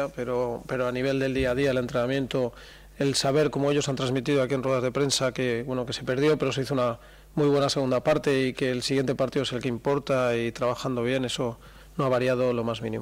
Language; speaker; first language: Spanish; native; Spanish